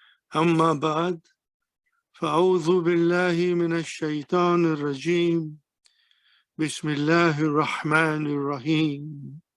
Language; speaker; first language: Arabic; non-native, fluent; Urdu